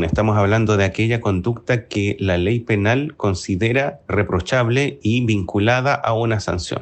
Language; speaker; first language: Spanish; native; Spanish